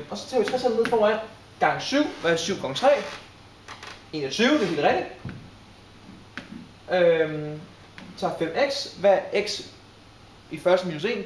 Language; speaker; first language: Danish; native; Danish